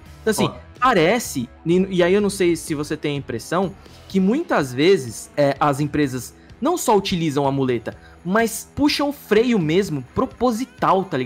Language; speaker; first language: Portuguese; native; Portuguese